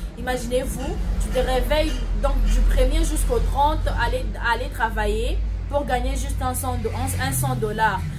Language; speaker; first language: French; non-native, local second language; Lingala